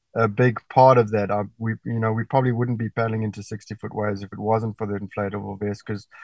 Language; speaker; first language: English; native; English